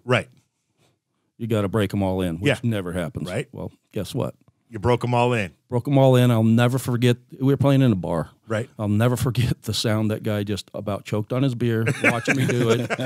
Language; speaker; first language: English; native; English